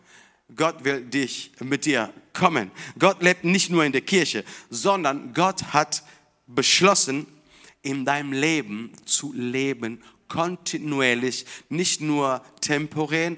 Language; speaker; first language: German; non-native, fluent; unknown